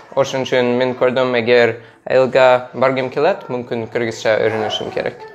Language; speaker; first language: Kyrgyz; non-native, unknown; English